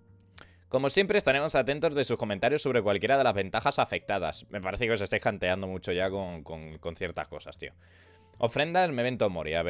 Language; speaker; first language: Spanish; native; Spanish